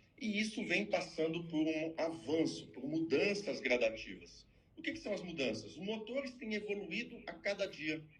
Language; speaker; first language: Portuguese; non-native, fluent; French